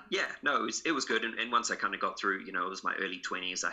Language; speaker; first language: English; native; English